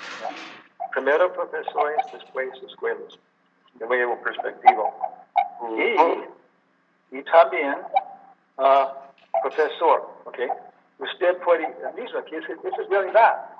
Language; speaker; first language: Spanish; non-native, learner; English